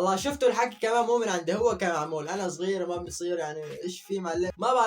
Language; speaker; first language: Arabic; native; Arabic